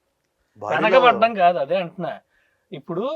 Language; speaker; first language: Telugu; native; Telugu